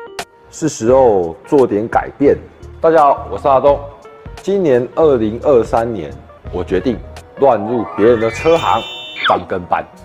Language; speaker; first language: Chinese; native; Chinese